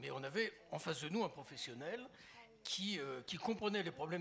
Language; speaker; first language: French; native; French